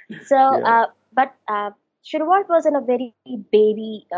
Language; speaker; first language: English; non-native, local second language; Hindi